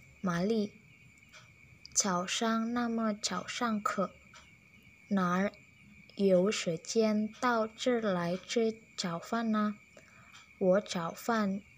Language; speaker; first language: Chinese; non-native, learner; Indonesian